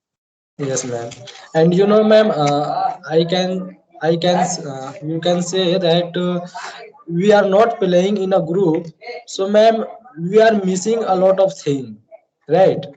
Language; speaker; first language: English; non-native, learner; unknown